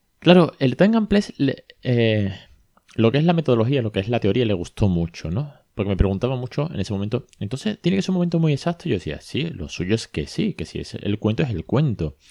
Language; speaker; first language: Spanish; native; Spanish